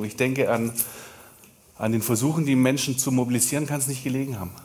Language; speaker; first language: German; native; German